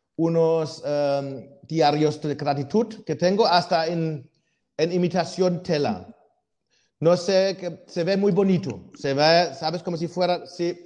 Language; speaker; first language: Spanish; non-native, fluent; German